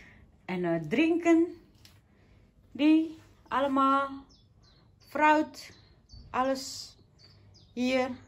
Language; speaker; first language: Dutch; non-native, learner; Indonesian